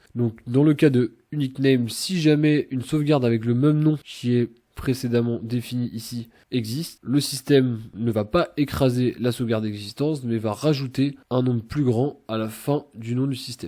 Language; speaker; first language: French; native; French